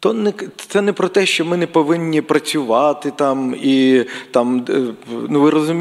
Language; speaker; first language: Czech; non-native, learner; Ukrainian